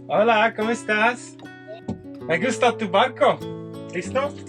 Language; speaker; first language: Spanish; non-native, learner; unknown